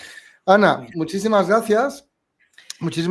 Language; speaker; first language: Spanish; native; Spanish